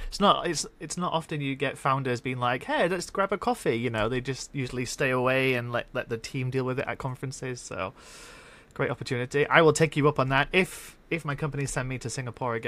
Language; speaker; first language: English; native; English